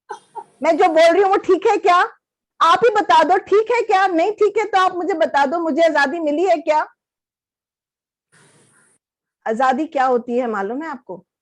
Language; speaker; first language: Hindi; native; Hindi